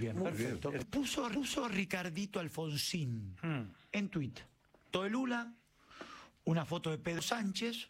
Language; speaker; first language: Spanish; native; Spanish